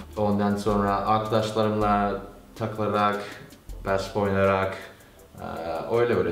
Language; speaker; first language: Turkish; non-native, learner; Korean